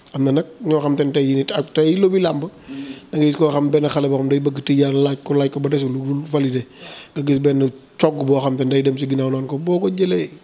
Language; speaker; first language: Wolof; non-native, local second language; Serer